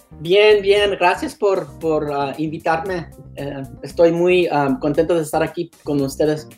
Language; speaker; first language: Spanish; non-native, learner; English